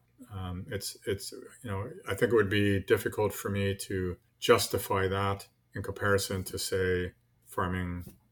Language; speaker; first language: English; native; English